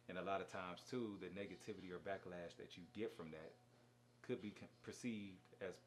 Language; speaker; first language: English; native; English